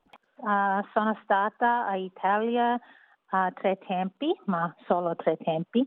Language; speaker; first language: Italian; non-native, learner; English